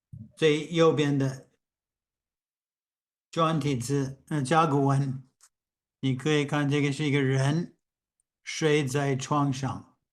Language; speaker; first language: Chinese; non-native, fluent; English